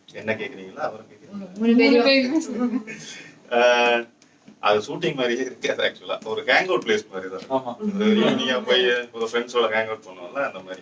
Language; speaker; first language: Tamil; native; Tamil